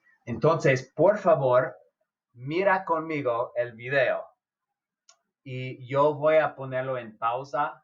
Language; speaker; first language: Spanish; non-native, fluent; English